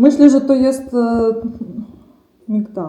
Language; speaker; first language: Polish; non-native, learner; Russian